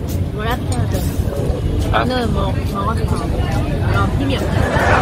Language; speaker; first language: Korean; non-native, learner; Vietnamese